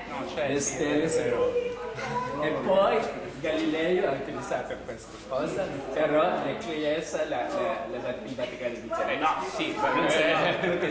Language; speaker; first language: Italian; non-native, learner; English